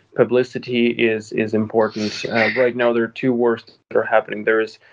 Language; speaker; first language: English; non-native, fluent; Ukrainian